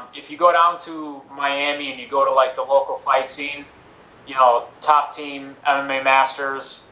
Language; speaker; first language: English; early bilingual, other home language; Spanish